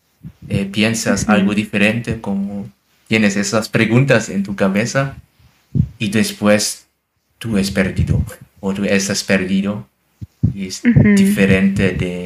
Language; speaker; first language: Spanish; non-native, learner; German